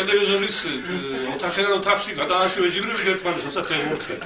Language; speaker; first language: Georgian; native; Georgian